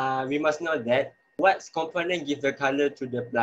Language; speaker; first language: English; non-native, local second language; Malay